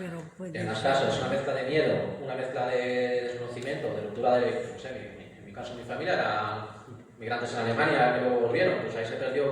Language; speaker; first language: Spanish; native; Spanish